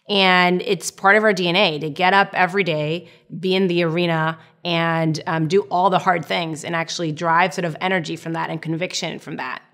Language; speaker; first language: English; non-native, fluent; Hebrew